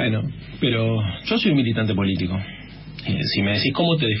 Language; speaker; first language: Spanish; native; Spanish